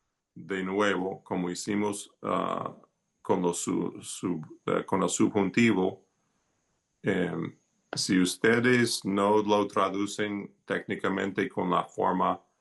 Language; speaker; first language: Spanish; non-native, fluent; English